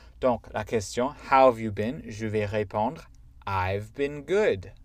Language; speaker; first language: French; non-native, fluent; English